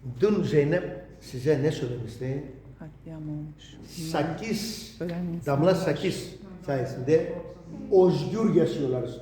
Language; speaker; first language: Turkish; non-native, learner; Greek